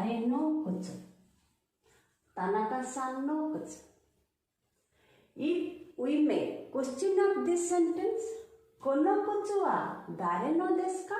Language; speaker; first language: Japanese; non-native, fluent; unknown